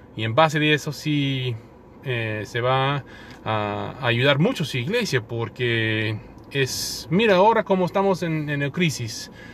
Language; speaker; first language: Spanish; non-native, fluent; English